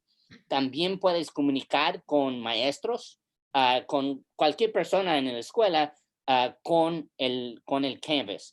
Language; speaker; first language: Spanish; early bilingual, heritage; English